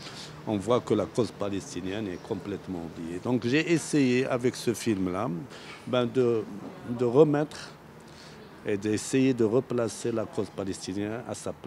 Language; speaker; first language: French; non-native, local second language; Arabic